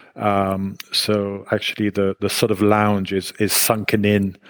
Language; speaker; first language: English; non-native, fluent; Hebrew